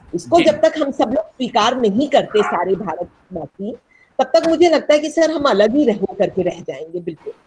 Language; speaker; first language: Hindi; native; Hindi